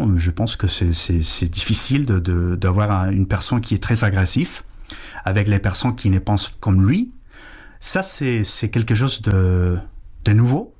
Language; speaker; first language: French; non-native, fluent; Spanish